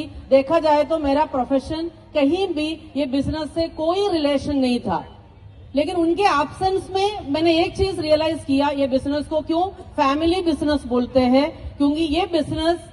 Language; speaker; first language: Hindi; non-native, local second language; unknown